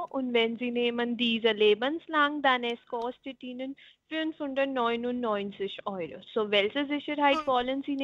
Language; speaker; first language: German; non-native, learner; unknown